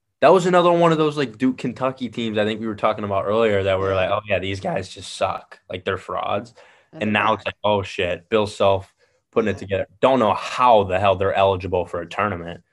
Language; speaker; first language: English; native; English